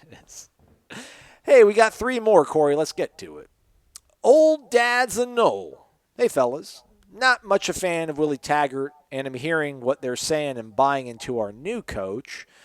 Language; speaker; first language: English; native; English